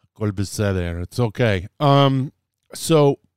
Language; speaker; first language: English; native; English